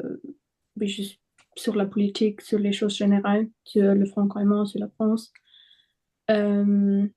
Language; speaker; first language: French; non-native, fluent; German